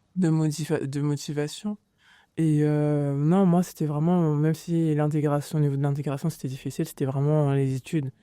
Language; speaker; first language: French; early bilingual, other home language; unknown